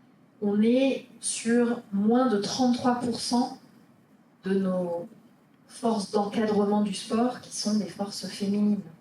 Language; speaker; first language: French; native; French